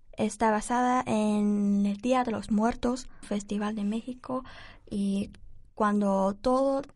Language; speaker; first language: Spanish; non-native, learner; Chinese